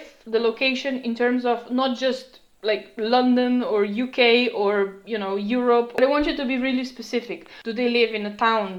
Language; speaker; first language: English; non-native, fluent; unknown